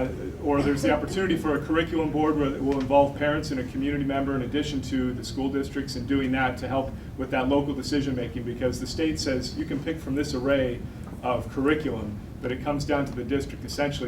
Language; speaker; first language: English; native; English